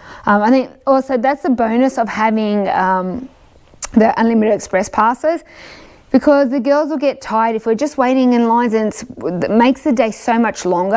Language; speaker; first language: English; native; English